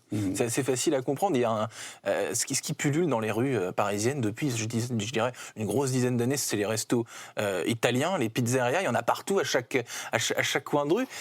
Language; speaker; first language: French; native; French